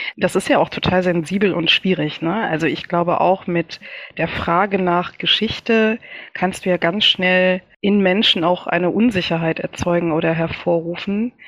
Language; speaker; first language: German; early bilingual, other home language; Kinyarwanda